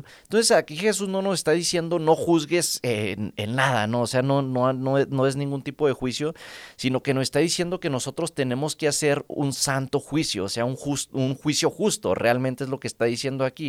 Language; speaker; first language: Spanish; native; Spanish